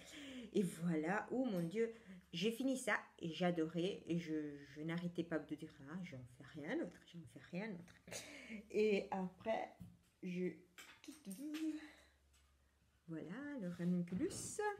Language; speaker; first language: French; non-native, fluent; Italian